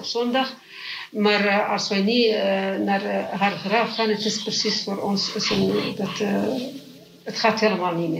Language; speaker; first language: Dutch; non-native, learner; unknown